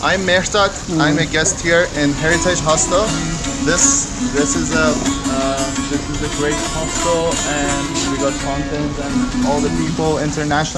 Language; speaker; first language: English; non-native, fluent; Persian